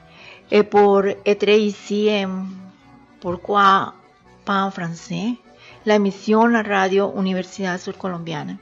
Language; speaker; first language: French; non-native, learner; Spanish